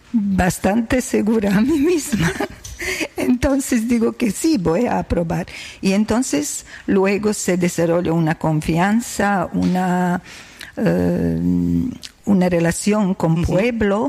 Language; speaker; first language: Spanish; non-native, learner; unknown